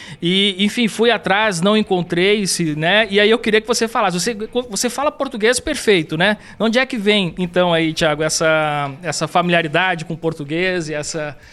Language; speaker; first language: Portuguese; native; Portuguese